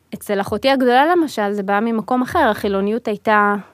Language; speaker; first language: Hebrew; early bilingual, other home language; Russian